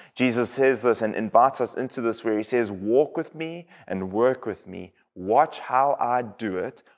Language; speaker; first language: English; native; English